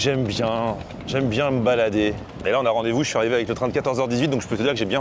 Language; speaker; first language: French; native; French